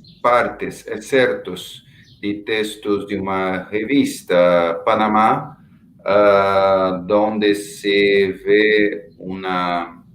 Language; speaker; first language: Spanish; non-native, fluent; Portuguese